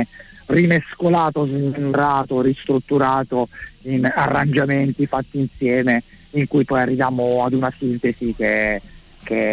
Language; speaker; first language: Italian; native; Italian